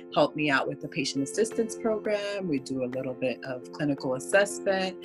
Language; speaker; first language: English; non-native, fluent; Haitian Creole